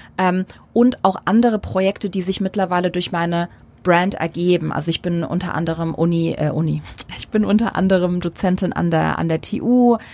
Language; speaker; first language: German; early bilingual, other home language; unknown